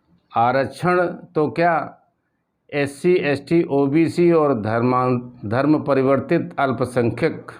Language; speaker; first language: Hindi; native; Hindi